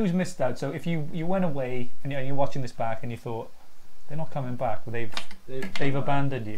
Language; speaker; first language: English; native; English